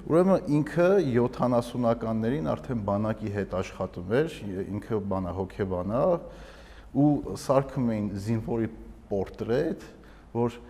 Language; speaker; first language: Armenian; native; Armenian